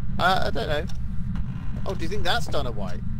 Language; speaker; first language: English; native; English